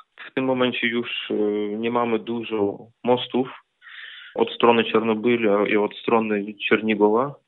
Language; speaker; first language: Polish; non-native, fluent; Ukrainian